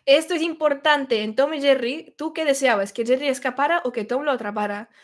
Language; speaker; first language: Spanish; non-native, fluent; Russian